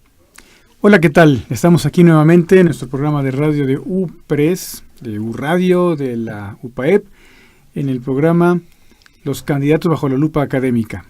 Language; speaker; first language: Spanish; native; Spanish